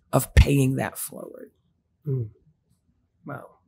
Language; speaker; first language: English; early bilingual, other home language; Russian